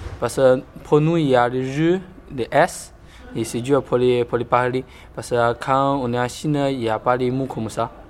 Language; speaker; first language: French; non-native, learner; Chinese